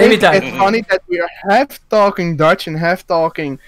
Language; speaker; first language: English; non-native, fluent; Dutch